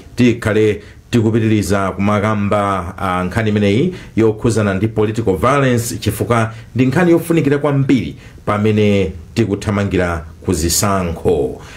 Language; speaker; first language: Nyanja; native; Nyanja